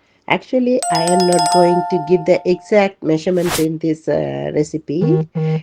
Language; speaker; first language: English; non-native, local second language; Tamil